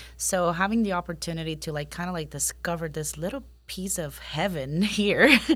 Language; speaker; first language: English; non-native, fluent; Spanish